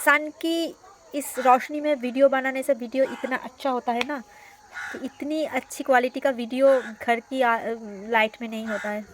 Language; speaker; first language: Hindi; non-native, local second language; Bangla